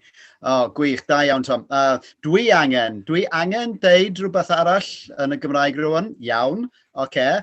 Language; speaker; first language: Welsh; non-native, fluent; English